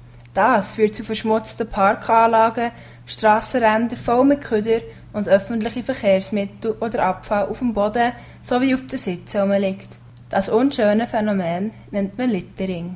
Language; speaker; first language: German; native; German